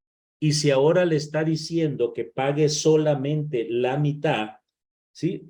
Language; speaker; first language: Spanish; native; Spanish